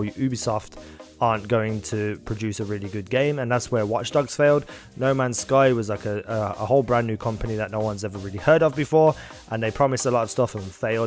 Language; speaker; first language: English; native; English